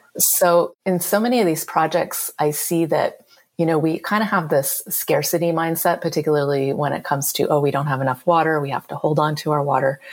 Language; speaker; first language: English; native; English